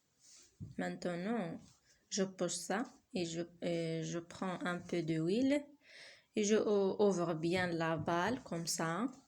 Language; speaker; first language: French; non-native, learner; Arabic